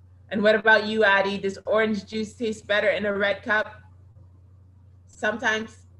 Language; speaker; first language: English; early bilingual, other home language; French